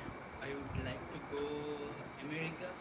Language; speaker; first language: English; non-native, learner; Bangla